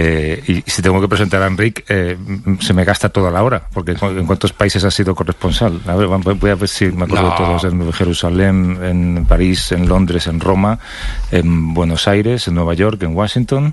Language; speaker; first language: Spanish; native; Spanish